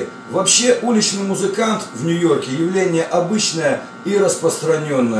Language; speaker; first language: Russian; native; Russian